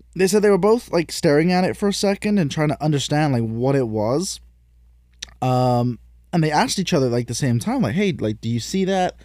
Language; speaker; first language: English; native; English